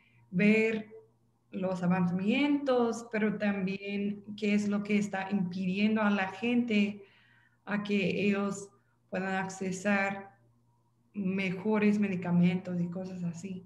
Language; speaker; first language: Spanish; non-native, fluent; English